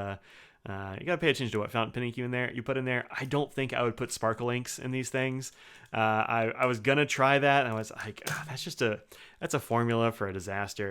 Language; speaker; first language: English; native; English